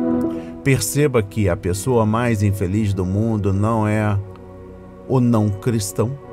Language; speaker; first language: Portuguese; native; Portuguese